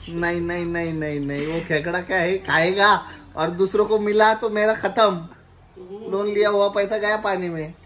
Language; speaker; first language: Hindi; non-native, local second language; Marathi